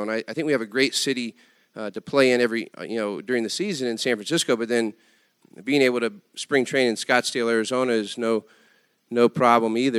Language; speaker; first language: English; native; English